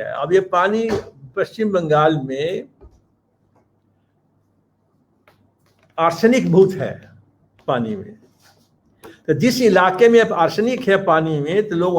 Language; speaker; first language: Hindi; native; Hindi